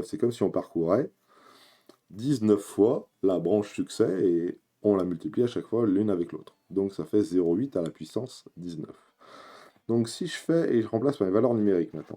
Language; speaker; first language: French; native; French